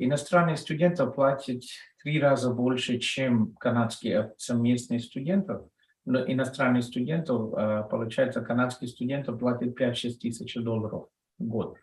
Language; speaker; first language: Russian; non-native, fluent; Telugu